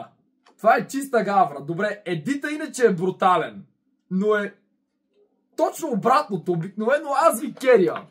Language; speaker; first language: Bulgarian; native; Bulgarian